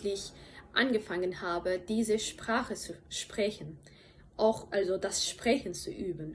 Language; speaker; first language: German; non-native, fluent; Turkish